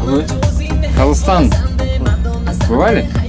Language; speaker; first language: Russian; non-native, local second language; Kazakh